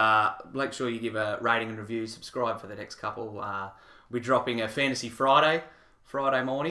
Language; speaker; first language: English; native; English